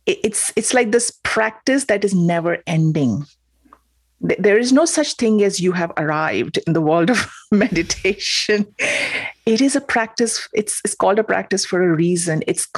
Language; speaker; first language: English; non-native, local second language; Hindi